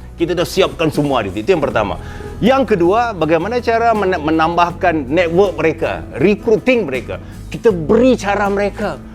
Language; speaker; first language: Malay; native; Malay